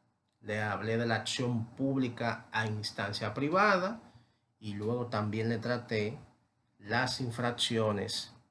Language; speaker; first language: Spanish; native; Spanish